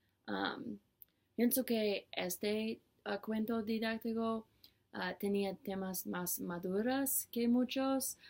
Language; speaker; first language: Spanish; non-native, learner; English